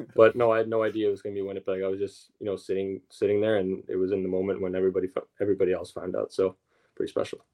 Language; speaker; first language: English; early bilingual, other home language; Russian